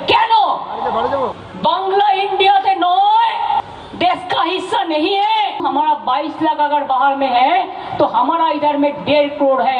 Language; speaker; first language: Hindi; non-native, local second language; Bangla